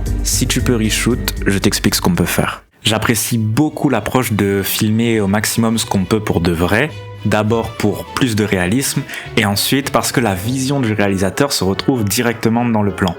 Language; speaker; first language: French; native; French